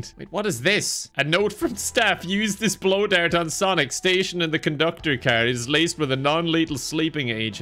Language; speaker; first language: English; native; English